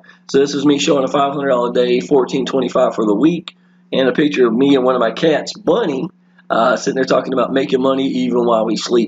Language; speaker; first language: English; native; English